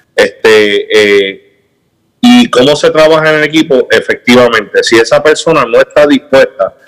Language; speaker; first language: Spanish; early bilingual, heritage; Spanish